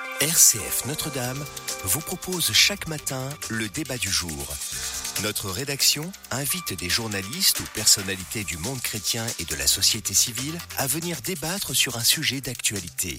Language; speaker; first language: French; native; French